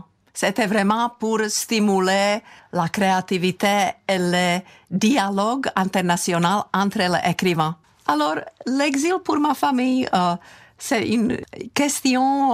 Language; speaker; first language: French; non-native, fluent; Czech